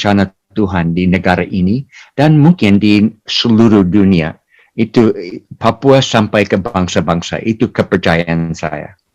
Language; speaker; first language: Indonesian; non-native, fluent; English